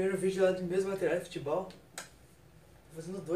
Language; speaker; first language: Portuguese; native; Portuguese